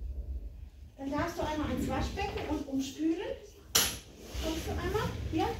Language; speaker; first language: German; native; German